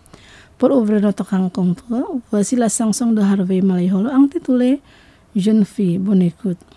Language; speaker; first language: French; non-native, fluent; Indonesian